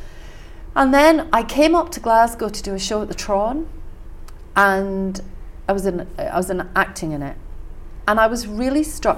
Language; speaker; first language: English; native; English